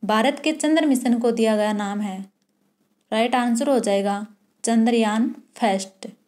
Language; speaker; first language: Hindi; native; Hindi